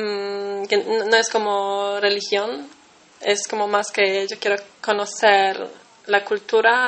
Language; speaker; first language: Spanish; non-native, fluent; Polish